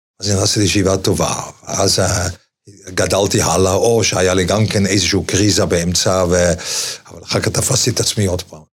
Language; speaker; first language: Hebrew; non-native, fluent; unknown